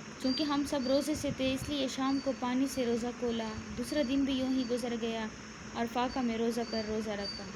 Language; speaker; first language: Urdu; non-native, local second language; Pashto